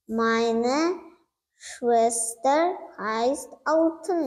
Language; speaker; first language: German; non-native, learner; Turkmen